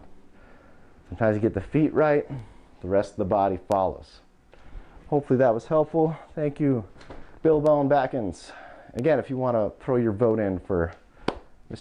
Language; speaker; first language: English; native; English